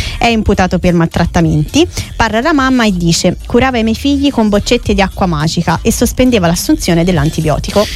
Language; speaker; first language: Italian; native; Italian